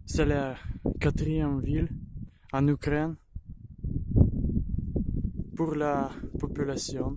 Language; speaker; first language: French; non-native, learner; Ukrainian